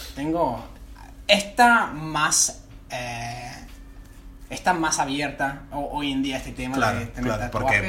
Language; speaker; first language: Spanish; non-native, fluent; English